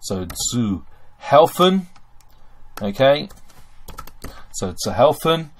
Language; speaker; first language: German; non-native, fluent; English